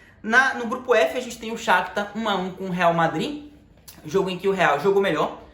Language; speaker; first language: Portuguese; native; Portuguese